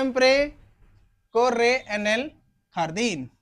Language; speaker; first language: Spanish; non-native, fluent; Hindi